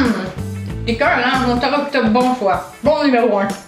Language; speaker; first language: French; native; French